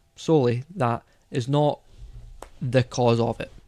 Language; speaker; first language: English; native; English